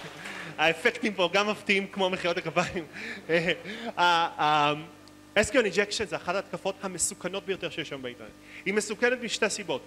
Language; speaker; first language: Hebrew; native; Hebrew